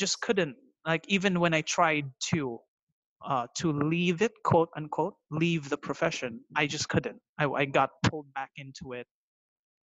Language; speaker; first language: English; non-native, local second language; Filipino